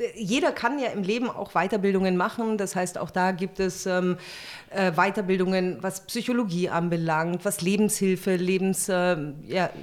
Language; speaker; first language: German; native; German